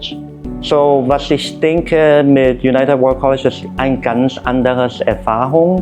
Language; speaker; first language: German; non-native, learner; Cantonese